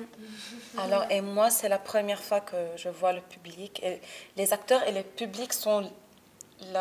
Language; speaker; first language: French; non-native, local second language; Arabic